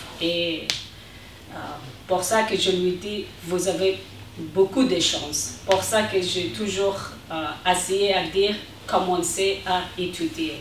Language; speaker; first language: French; non-native, learner; Persian